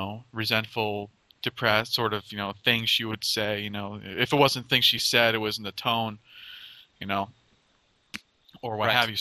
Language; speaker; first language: English; native; English